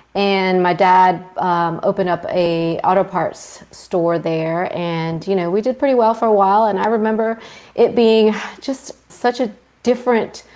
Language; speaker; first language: English; early bilingual, other home language; Spanish